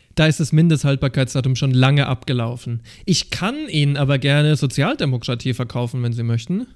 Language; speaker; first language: German; native; German